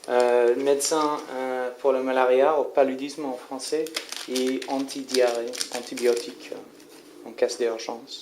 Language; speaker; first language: French; non-native, learner; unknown